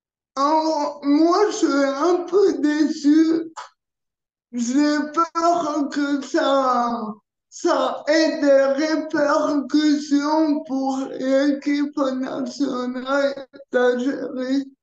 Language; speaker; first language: French; early bilingual, other home language; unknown